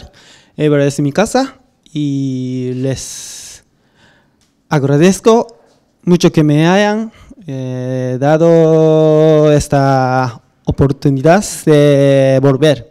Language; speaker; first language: Spanish; non-native, learner; Japanese